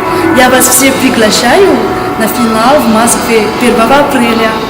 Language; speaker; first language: Russian; non-native, fluent; Malagasy